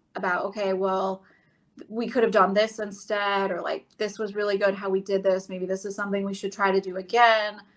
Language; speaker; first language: English; native; English